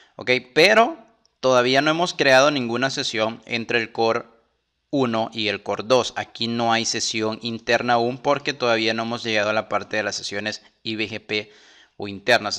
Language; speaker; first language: Spanish; native; Spanish